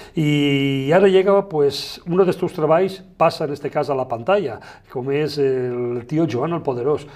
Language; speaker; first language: Catalan; native; Catalan